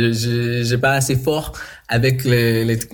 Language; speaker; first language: French; non-native, local second language; English